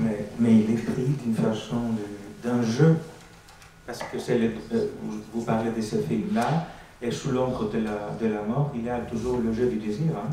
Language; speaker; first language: French; non-native, fluent; Greek